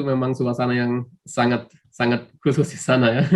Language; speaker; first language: Indonesian; non-native, fluent; German